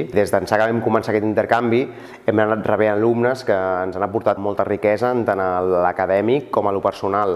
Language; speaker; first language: Catalan; native; Catalan